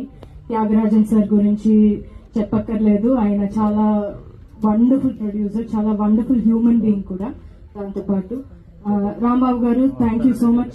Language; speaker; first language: Telugu; non-native, fluent; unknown